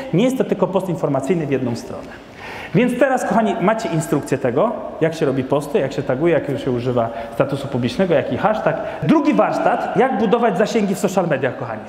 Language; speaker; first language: Polish; non-native, fluent; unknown